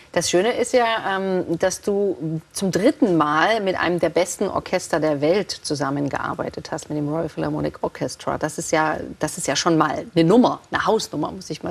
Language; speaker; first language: German; native; German